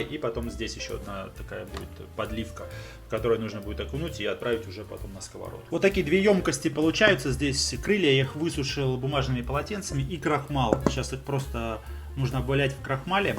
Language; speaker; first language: Russian; native; Russian